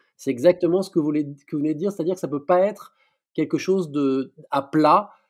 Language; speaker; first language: French; native; French